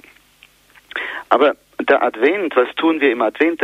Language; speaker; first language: German; native; German